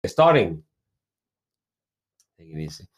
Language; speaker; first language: English; non-native, fluent; Swedish